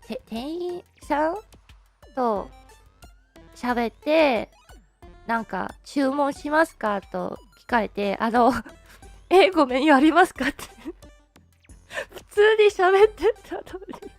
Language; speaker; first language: Japanese; non-native, learner; English